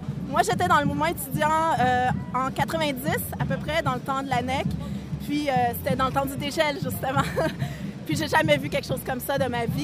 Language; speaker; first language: French; native; French